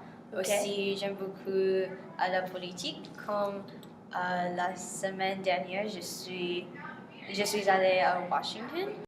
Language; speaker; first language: French; non-native, learner; English